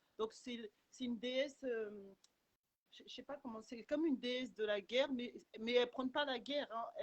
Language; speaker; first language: French; early bilingual, other home language; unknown